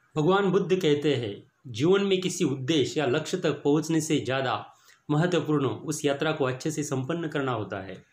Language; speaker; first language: Hindi; non-native, local second language; Marathi